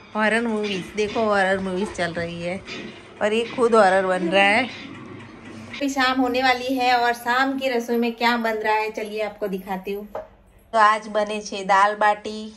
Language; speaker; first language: Hindi; non-native, local second language; Gujarati